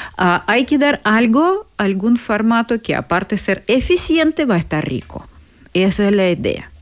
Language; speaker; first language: Spanish; non-native, fluent; Russian